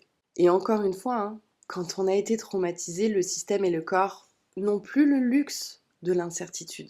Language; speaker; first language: French; native; French